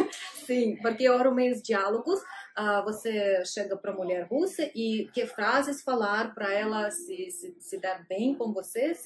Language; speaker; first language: Portuguese; non-native, fluent; Russian